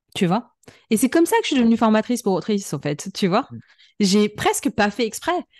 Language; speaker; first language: French; native; French